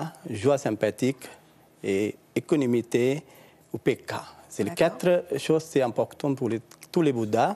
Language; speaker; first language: French; non-native, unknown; Sinhala